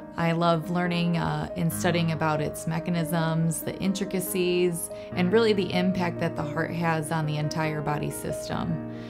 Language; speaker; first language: English; native; English